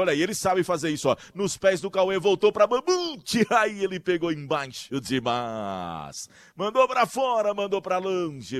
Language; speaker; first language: Portuguese; native; Portuguese